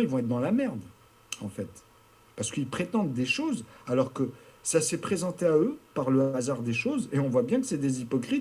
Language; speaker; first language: French; native; French